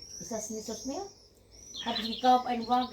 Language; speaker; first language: German; non-native, learner; Filipino